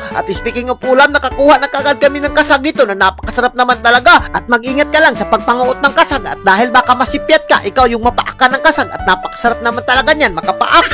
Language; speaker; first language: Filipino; non-native, local second language; Cebuano